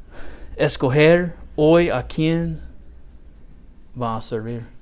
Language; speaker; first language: Spanish; non-native, learner; English